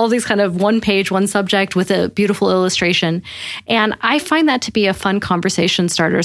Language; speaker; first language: English; native; English